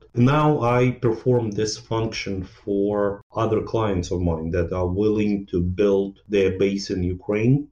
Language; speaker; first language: English; non-native, fluent; Ukrainian